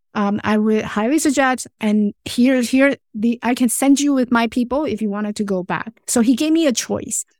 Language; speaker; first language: English; non-native, fluent; Chinese